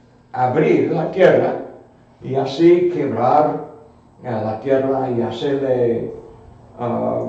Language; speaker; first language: Spanish; non-native, fluent; English